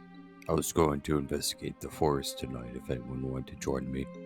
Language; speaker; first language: English; native; English